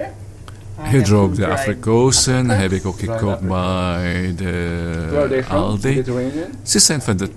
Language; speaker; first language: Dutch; non-native, learner; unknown